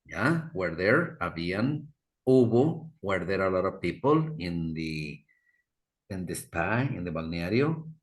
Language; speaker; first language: English; non-native, fluent; Spanish